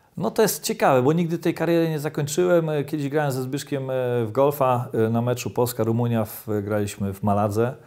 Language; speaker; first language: Polish; native; Polish